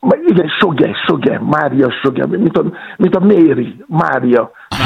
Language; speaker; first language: Hungarian; non-native, fluent; Yoruba